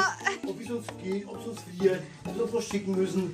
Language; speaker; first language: German; native; German